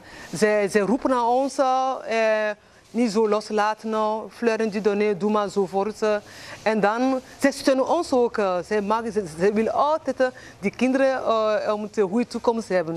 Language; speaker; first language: Dutch; non-native, learner; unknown